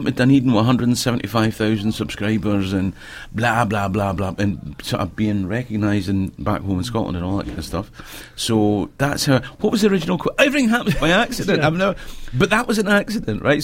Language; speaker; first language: English; native; English